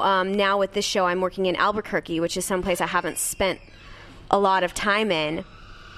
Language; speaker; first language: English; native; English